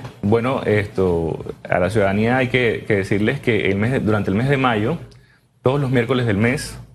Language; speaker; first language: Spanish; native; Spanish